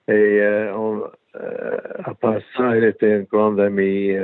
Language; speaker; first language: French; non-native, fluent; English